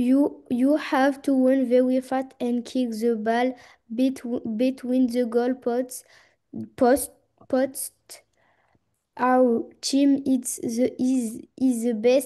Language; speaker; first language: English; non-native, learner; French